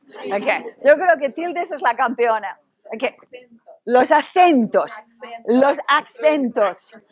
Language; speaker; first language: Spanish; native; Spanish